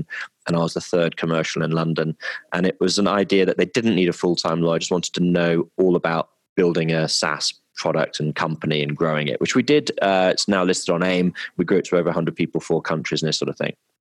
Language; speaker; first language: English; native; English